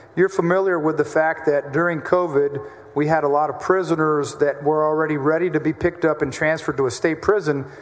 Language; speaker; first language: English; native; English